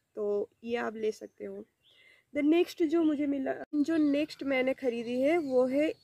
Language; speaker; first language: Hindi; non-native, local second language; Bangla